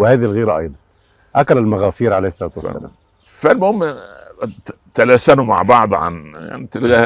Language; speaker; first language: Arabic; native; Arabic